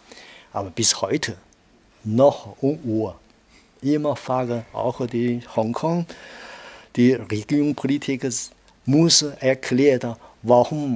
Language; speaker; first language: German; non-native, learner; Chinese